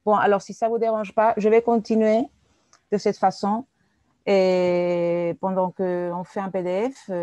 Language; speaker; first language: French; non-native, fluent; Spanish